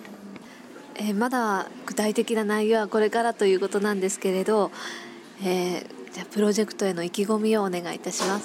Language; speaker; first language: Japanese; native; Japanese